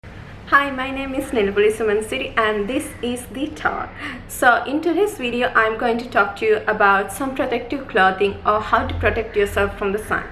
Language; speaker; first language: English; non-native, local second language; Sinhala